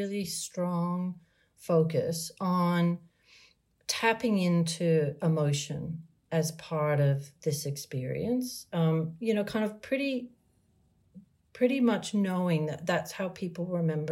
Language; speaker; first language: English; native; English